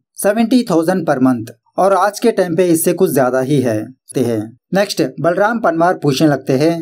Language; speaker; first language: Hindi; non-native, local second language; Urdu